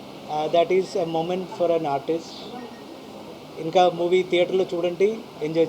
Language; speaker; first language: Telugu; non-native, fluent; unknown